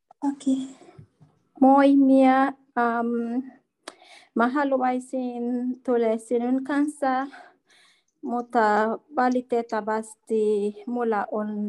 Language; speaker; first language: Finnish; non-native, learner; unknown